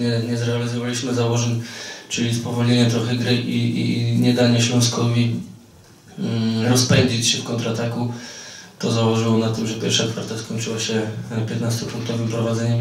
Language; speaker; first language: Polish; native; Polish